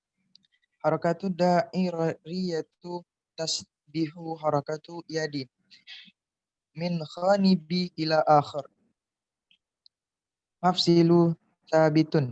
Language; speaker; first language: Arabic; non-native, learner; Indonesian